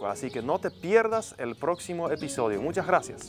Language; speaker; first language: Spanish; native; Spanish